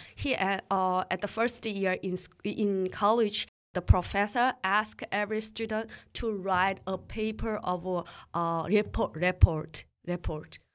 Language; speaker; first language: English; early bilingual, other home language; Korean